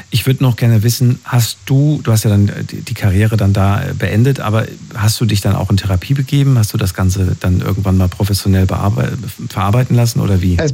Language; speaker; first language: German; native; German